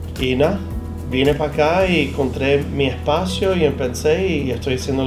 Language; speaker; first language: Spanish; early bilingual, heritage; Spanish